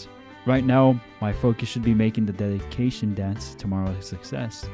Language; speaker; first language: English; native; English